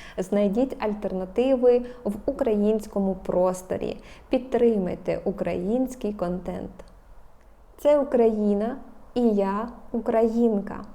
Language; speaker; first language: Ukrainian; non-native, local second language; Russian